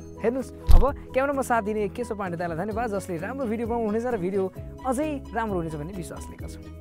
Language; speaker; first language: Nepali; native; Nepali